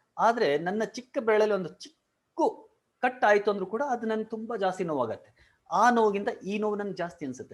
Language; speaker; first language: Kannada; non-native, local second language; Marwari